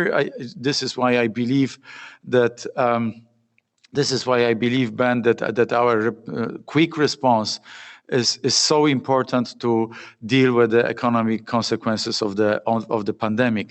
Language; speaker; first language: English; non-native, fluent; Polish